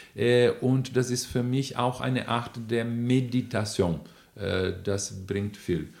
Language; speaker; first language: German; non-native, fluent; Portuguese